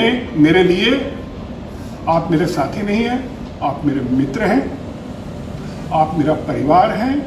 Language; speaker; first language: Hindi; native; Hindi